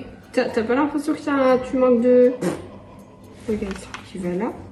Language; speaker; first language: French; native; French